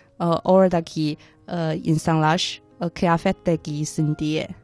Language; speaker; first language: Turkish; non-native, fluent; Chinese